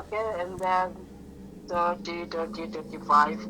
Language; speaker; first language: English; non-native, learner; Indonesian